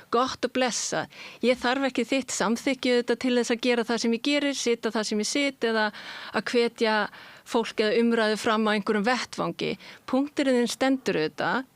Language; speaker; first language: Icelandic; early bilingual, heritage; Icelandic